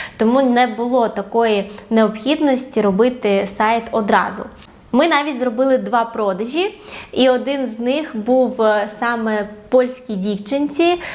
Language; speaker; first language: Ukrainian; non-native, local second language; Russian